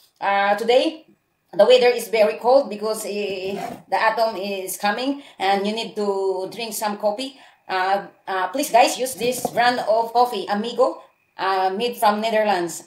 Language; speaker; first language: English; non-native, learner; Filipino